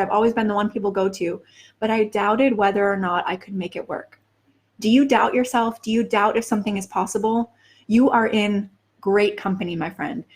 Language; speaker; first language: English; native; English